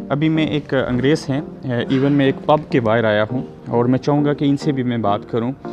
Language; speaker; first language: Urdu; non-native, local second language; Punjabi